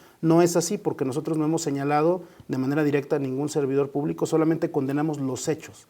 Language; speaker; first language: Spanish; native; Spanish